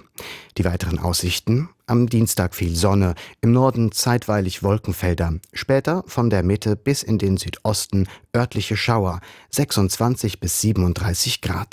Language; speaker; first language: German; native; German